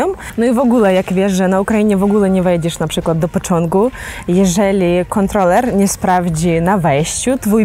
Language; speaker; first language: Polish; non-native, fluent; Ukrainian